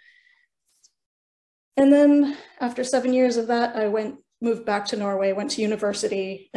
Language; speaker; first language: English; early bilingual, other home language; Norwegian